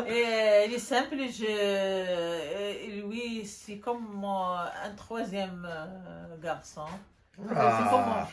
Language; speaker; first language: French; non-native, local second language; Arabic